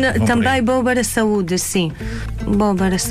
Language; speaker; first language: Portuguese; non-native, learner; Arabic